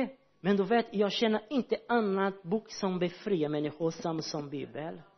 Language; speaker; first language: Swedish; non-native, learner; Portuguese